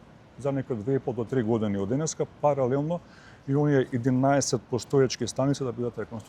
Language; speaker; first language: Macedonian; native; Macedonian